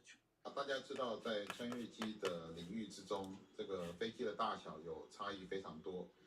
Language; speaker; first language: Chinese; native; Chinese